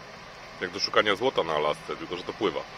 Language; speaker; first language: Polish; native; Polish